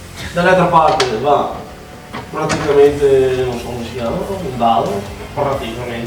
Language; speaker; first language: Italian; native; Italian